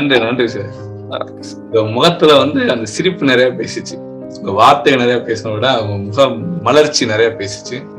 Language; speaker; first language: Tamil; native; Tamil